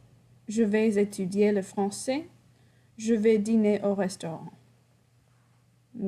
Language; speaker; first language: French; non-native, fluent; English